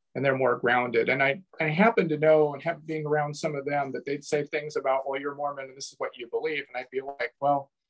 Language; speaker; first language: English; native; English